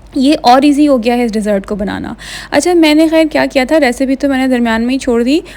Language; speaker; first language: Urdu; native; Urdu